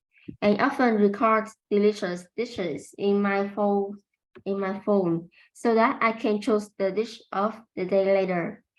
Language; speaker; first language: English; non-native, learner; Vietnamese